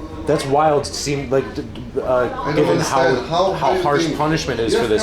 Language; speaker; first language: English; native; English